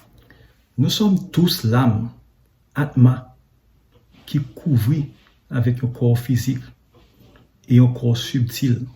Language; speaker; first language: French; non-native, learner; Haitian Creole